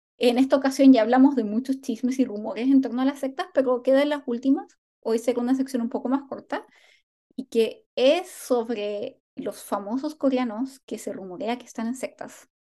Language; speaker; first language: Spanish; native; Spanish